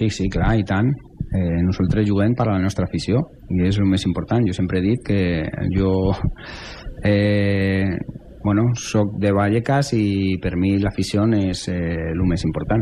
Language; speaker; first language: Catalan; non-native, fluent; Spanish